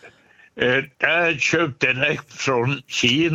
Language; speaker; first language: Swedish; native; Swedish